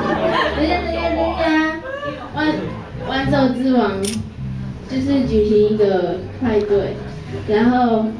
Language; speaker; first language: Chinese; native; Chinese